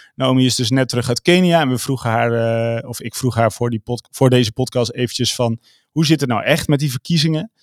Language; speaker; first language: Dutch; native; Dutch